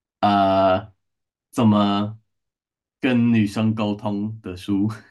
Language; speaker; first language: Chinese; non-native, learner; English